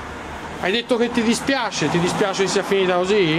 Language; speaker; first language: Italian; native; Italian